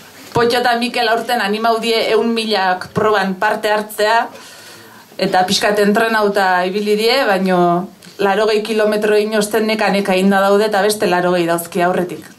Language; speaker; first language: Basque; native; Basque